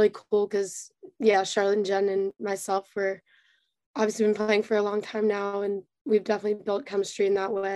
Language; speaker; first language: English; native; English